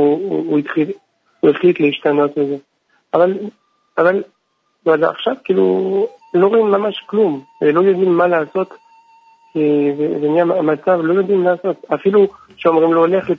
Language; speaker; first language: Hebrew; non-native, fluent; French